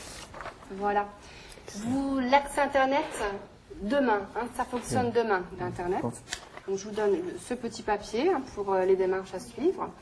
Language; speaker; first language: French; native; French